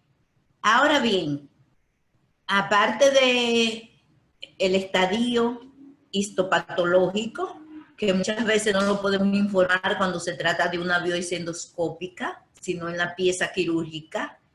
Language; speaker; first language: Spanish; native; Spanish